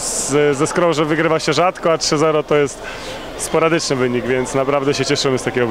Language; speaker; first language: Polish; native; Polish